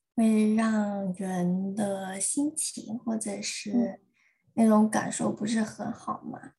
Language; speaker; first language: Chinese; early bilingual, heritage; Chinese